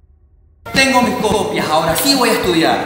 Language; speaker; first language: Spanish; native; Spanish